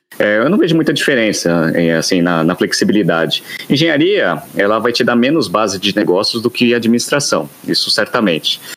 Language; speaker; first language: Portuguese; native; Portuguese